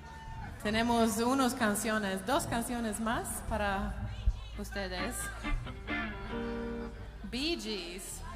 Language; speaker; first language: Spanish; non-native, learner; Swedish